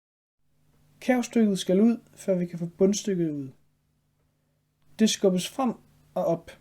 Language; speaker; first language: Danish; native; Danish